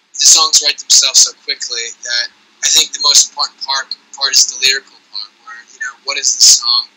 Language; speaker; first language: English; native; English